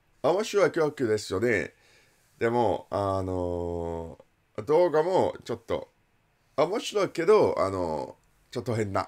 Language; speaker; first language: Japanese; non-native, learner; English